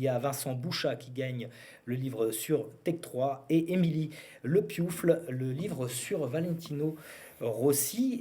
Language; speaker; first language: French; native; French